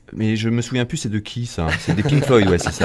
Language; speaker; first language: French; native; French